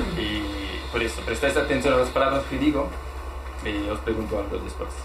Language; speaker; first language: Spanish; non-native, fluent; Italian